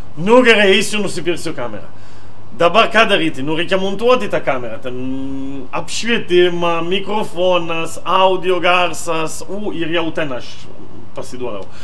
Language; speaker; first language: Lithuanian; non-native, fluent; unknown